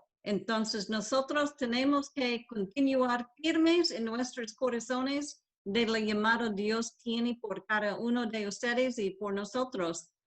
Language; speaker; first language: Spanish; non-native, learner; English